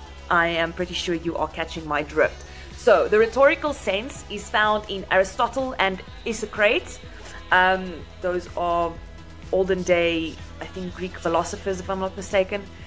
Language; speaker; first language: English; non-native, local second language; Afrikaans